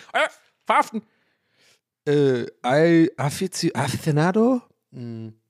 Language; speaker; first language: German; early bilingual, other home language; English